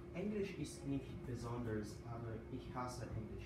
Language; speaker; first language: German; non-native, learner; English